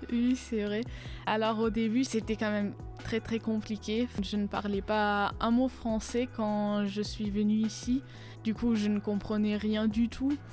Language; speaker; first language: French; non-native, fluent; German